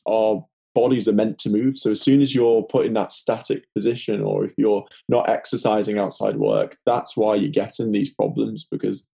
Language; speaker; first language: English; native; English